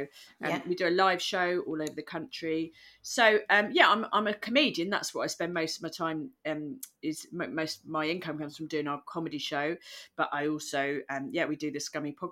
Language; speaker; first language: English; native; English